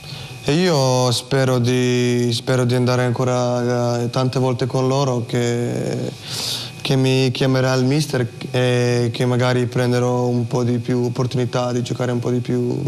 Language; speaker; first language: Italian; non-native, fluent; Slovenian